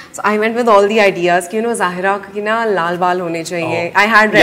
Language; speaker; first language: English; non-native, local second language; Hindi